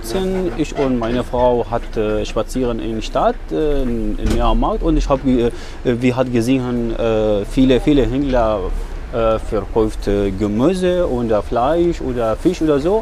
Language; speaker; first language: German; non-native, learner; Arabic